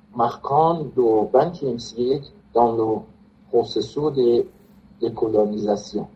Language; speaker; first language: French; non-native, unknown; Persian